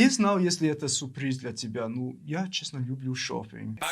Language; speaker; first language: Russian; non-native, learner; English